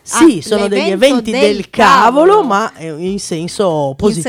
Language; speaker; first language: Italian; native; Italian